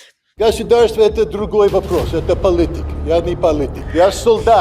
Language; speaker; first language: Russian; non-native, learner; English